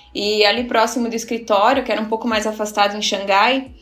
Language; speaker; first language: Portuguese; native; Portuguese